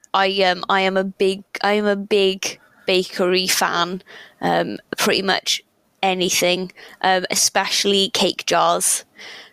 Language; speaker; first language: English; native; English